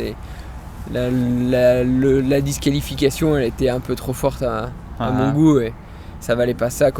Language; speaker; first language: French; native; French